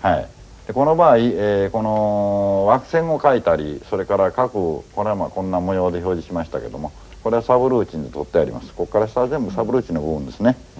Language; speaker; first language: Japanese; native; Japanese